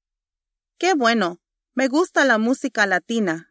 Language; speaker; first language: Spanish; non-native, learner; English